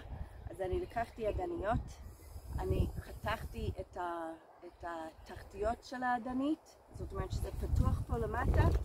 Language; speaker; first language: Hebrew; non-native, fluent; English